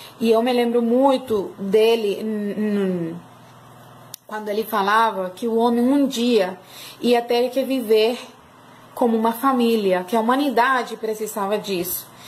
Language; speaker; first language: Portuguese; non-native, fluent; Spanish